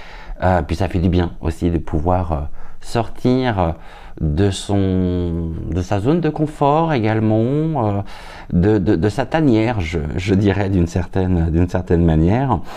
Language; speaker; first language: French; native; French